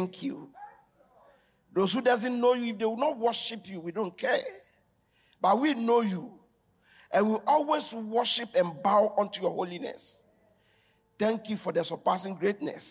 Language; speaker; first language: English; non-native, local second language; Akan